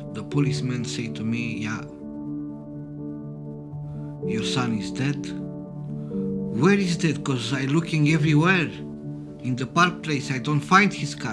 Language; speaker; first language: English; non-native, learner; Romanian